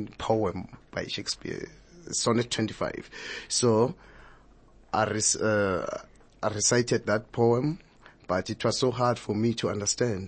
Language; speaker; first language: English; non-native, local second language; Zulu